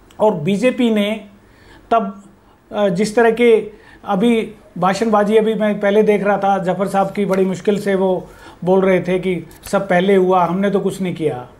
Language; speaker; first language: Hindi; native; Hindi